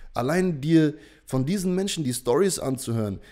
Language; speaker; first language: German; native; German